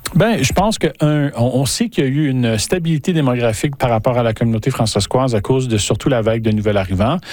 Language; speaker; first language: French; native; French